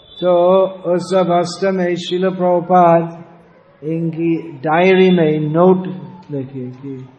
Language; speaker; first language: Hindi; non-native, fluent; English